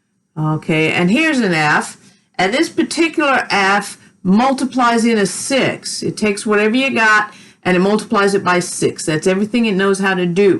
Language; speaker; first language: English; native; English